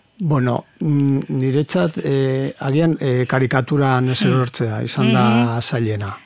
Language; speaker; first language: Basque; native; Basque